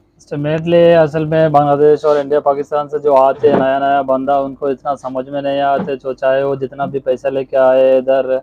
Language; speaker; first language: Urdu; non-native, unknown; Bangla